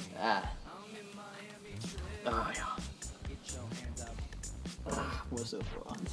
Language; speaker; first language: Chinese; non-native, learner; English